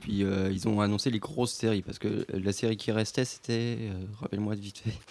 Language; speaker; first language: French; native; French